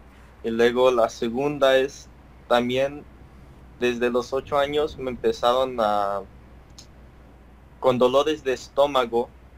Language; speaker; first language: Spanish; early bilingual, heritage; Spanish